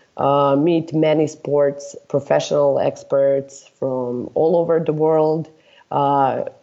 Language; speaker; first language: English; non-native, fluent; Serbian